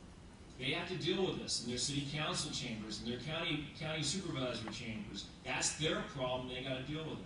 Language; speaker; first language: English; native; English